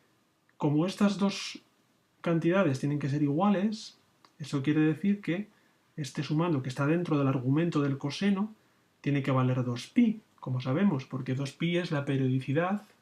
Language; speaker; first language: Spanish; native; Spanish